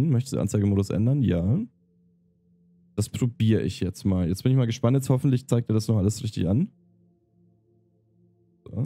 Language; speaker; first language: German; native; German